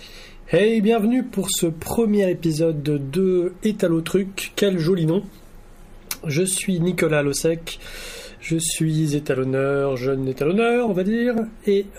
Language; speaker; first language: French; native; French